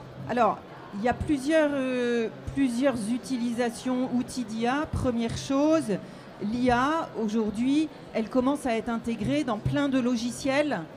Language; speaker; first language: French; native; French